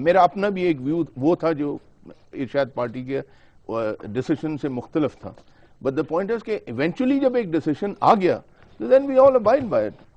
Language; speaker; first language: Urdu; non-native, local second language; Pashto